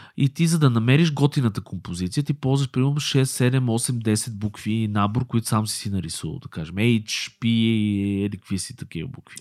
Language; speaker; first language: Bulgarian; native; Bulgarian